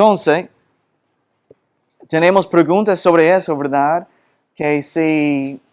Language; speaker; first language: Spanish; non-native, fluent; English